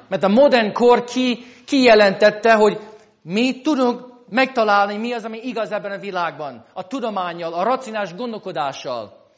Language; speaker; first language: Hungarian; non-native, fluent; English